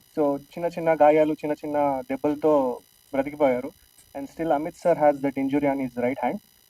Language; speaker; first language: Telugu; native; Telugu